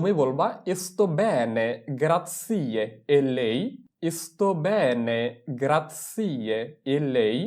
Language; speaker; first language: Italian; non-native, fluent; Bangla